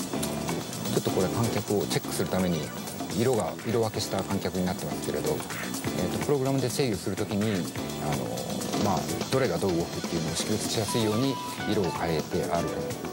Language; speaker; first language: Japanese; native; Japanese